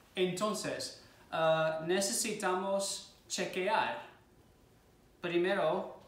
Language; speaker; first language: Spanish; non-native, fluent; English